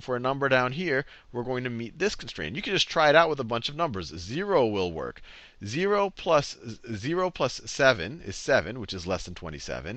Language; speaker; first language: English; native; English